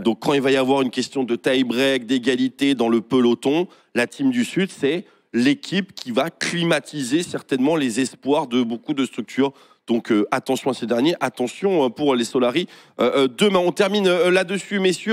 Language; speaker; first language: French; native; French